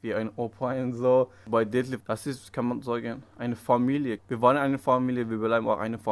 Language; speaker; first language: German; non-native, learner; Persian